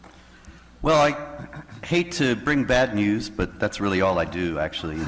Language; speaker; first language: English; native; English